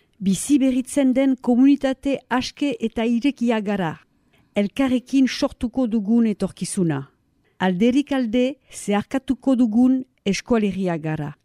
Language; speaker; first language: Basque; non-native, local second language; French